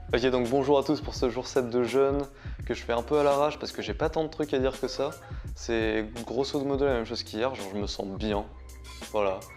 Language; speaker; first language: French; native; French